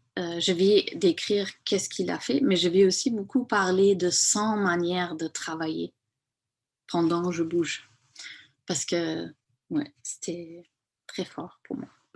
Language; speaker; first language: French; non-native, fluent; German